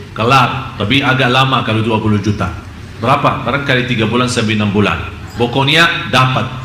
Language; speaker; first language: Indonesian; non-native, fluent; Arabic